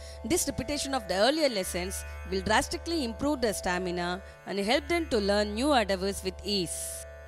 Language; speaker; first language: English; non-native, local second language; Tamil